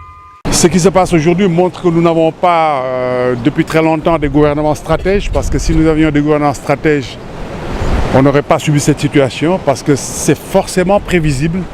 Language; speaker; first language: French; non-native, local second language; Wolof